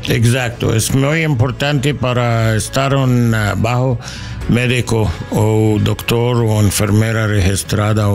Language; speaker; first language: Spanish; non-native, learner; English